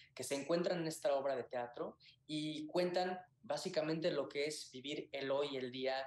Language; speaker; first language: Spanish; native; Spanish